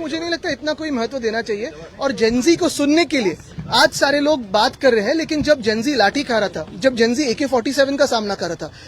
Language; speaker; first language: Hindi; non-native, local second language; Marathi